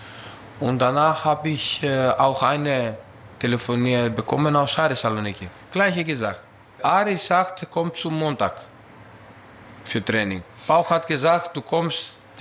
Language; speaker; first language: German; non-native, learner; Greek